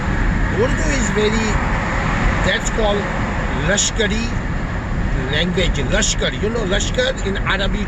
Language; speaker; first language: English; non-native, fluent; Urdu